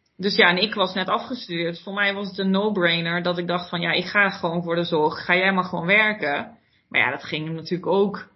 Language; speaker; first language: Dutch; early bilingual, heritage; Dutch